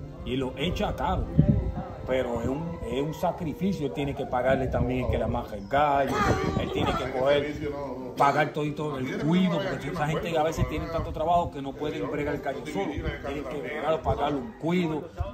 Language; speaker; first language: Spanish; native; Spanish